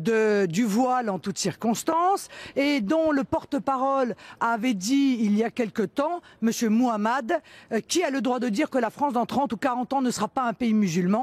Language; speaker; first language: French; native; French